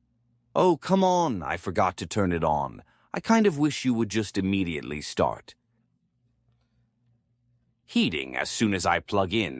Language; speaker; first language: English; native; English